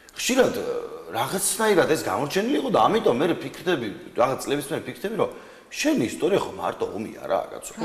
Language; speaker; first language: Georgian; native; Georgian